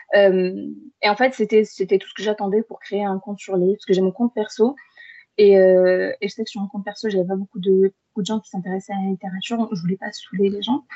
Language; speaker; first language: French; early bilingual, other home language; Arabic